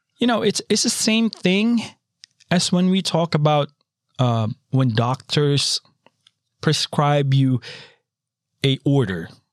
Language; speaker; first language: English; non-native, local second language; Filipino